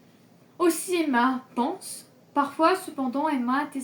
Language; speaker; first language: French; native; French